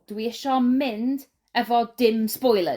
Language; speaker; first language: Welsh; non-native, learner; English